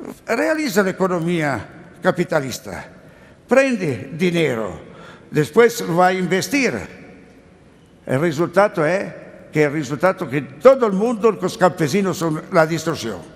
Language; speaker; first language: Spanish; non-native, learner; Italian